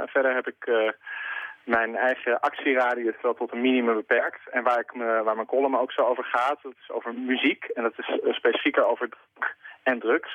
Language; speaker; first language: Dutch; native; Dutch